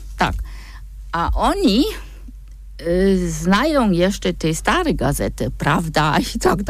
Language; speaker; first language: Polish; non-native, fluent; German